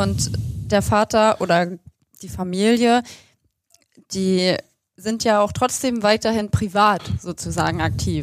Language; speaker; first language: German; native; German